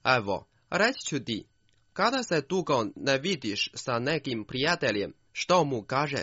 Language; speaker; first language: Croatian; non-native, fluent; Chinese